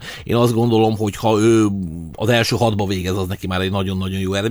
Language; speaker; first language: Hungarian; native; Hungarian